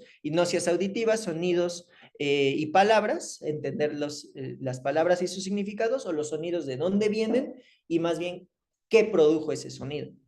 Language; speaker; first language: Spanish; native; Spanish